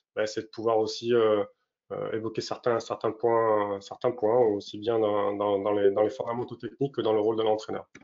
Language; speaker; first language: French; native; French